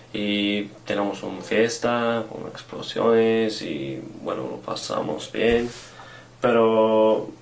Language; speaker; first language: Spanish; non-native, fluent; English